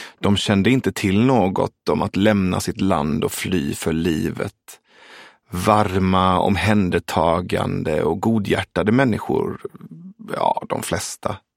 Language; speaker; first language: Swedish; early bilingual, other home language; Persian